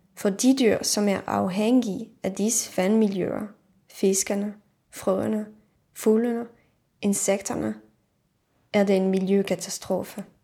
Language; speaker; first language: Danish; non-native, fluent; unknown